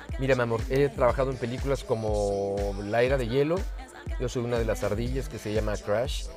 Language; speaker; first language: Spanish; native; Spanish